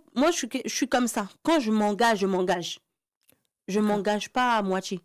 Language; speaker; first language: French; early bilingual, other home language; Haitian Creole